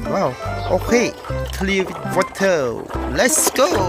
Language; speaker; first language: English; non-native, learner; Khmer